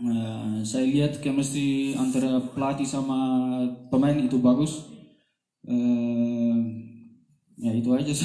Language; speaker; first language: Indonesian; non-native, fluent; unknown